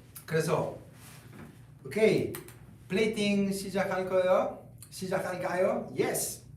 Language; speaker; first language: Korean; non-native, learner; Italian